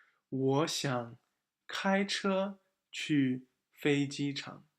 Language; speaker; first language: Chinese; non-native, fluent; English